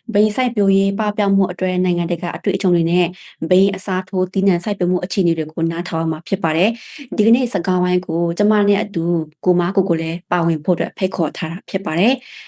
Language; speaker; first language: Burmese; non-native, local second language; Shan